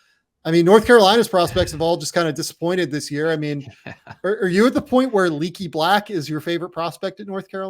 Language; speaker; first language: English; native; English